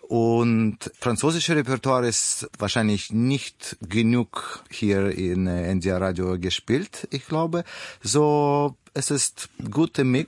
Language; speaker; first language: German; non-native, learner; Russian